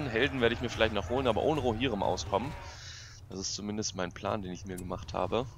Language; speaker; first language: German; native; German